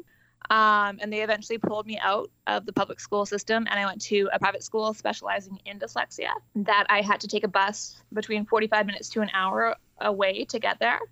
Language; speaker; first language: English; native; English